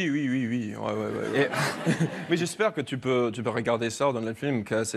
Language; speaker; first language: French; non-native, learner; English